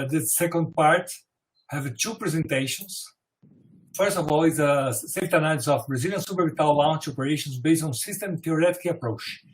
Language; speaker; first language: English; non-native, fluent; Portuguese